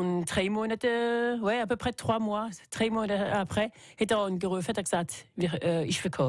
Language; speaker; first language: German; non-native, local second language; French